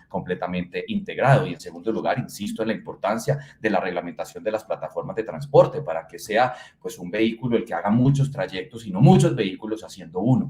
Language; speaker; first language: Spanish; native; Spanish